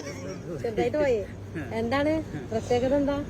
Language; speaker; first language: Malayalam; native; Malayalam